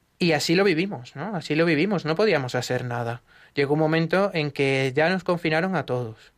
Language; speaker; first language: Spanish; native; Spanish